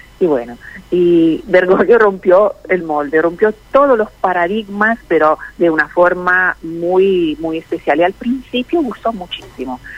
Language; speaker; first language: Spanish; non-native, fluent; Italian